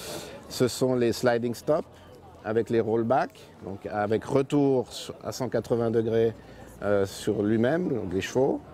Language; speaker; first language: French; native; French